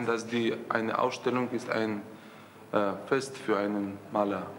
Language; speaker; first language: German; non-native, learner; Russian